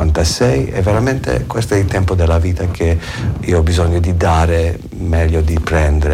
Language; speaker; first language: Italian; non-native, learner; English